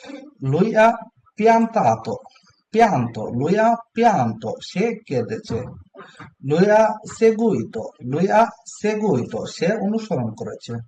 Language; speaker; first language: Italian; non-native, learner; Bangla